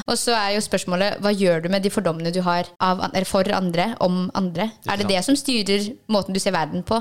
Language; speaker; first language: Norwegian; early bilingual, other home language; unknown